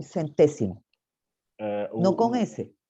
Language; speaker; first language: Portuguese; non-native, learner; Spanish